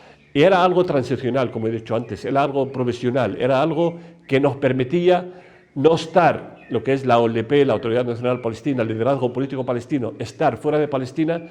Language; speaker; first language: Spanish; non-native, fluent; Arabic